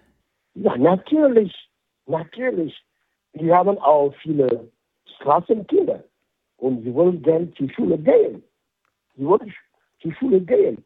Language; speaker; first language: German; non-native, fluent; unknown